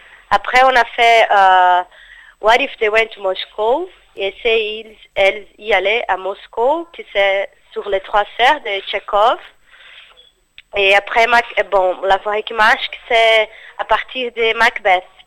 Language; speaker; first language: French; non-native, fluent; Portuguese